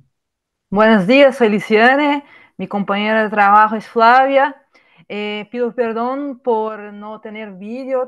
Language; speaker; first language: Spanish; non-native, fluent; Portuguese